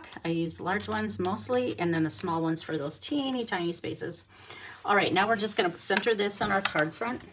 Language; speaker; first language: English; native; English